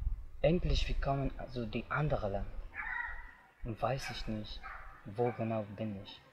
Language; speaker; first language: German; non-native, learner; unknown